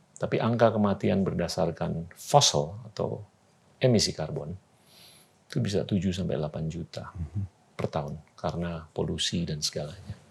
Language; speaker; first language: Indonesian; native; Indonesian